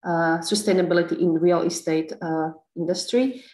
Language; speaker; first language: English; non-native, fluent; Slovak